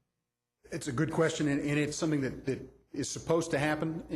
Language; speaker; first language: English; native; English